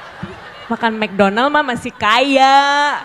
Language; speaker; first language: Indonesian; native; Indonesian